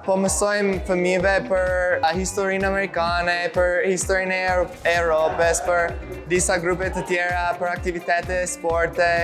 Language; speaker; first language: Albanian; non-native, fluent; English